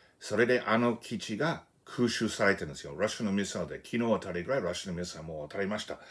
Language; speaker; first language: Japanese; non-native, fluent; English